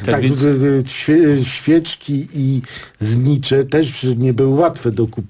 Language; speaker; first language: Polish; native; Polish